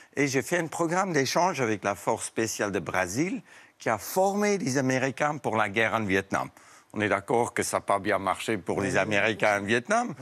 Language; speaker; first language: French; non-native, fluent; Afrikaans